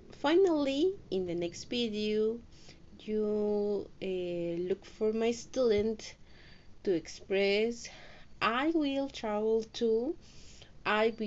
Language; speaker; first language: English; non-native, learner; Spanish